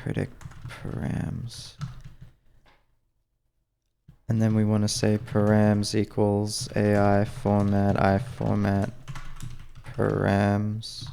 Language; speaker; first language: English; native; English